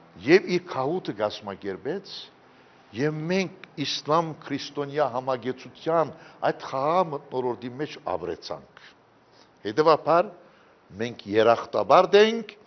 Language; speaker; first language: Armenian; early bilingual, heritage; Armenian